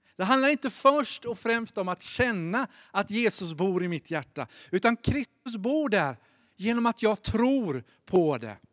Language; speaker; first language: Swedish; native; Swedish